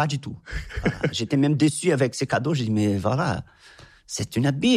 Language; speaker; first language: French; non-native, fluent; Portuguese